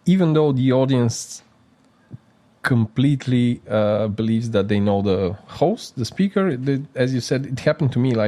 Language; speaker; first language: English; non-native, fluent; Bulgarian